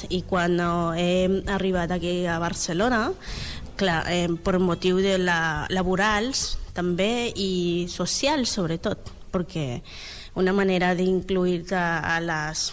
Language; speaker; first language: Catalan; non-native, learner; Spanish